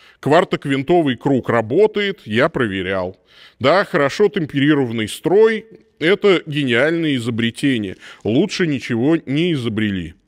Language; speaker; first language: Russian; native; Russian